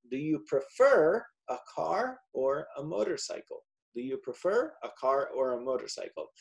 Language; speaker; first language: English; native; English